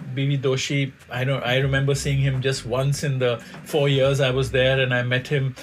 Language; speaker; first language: English; non-native, local second language; Hindi